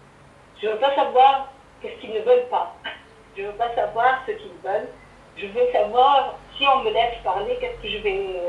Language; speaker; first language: French; non-native, fluent; Arabic